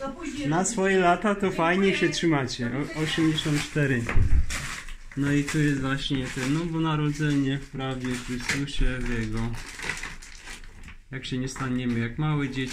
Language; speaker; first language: Polish; native; Polish